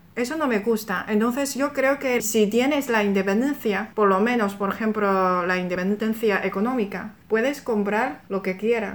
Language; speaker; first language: Spanish; non-native, fluent; Chinese